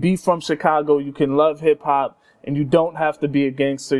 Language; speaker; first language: English; early bilingual, other home language; Spanish